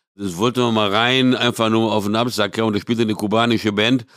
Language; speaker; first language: German; early bilingual, other home language; Portuguese